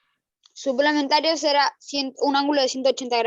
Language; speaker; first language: Spanish; native; Spanish